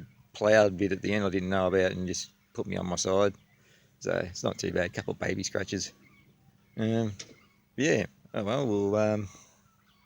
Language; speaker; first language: English; native; English